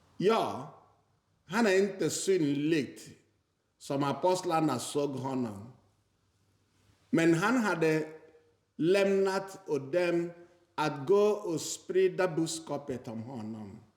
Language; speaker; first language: Swedish; non-native, fluent; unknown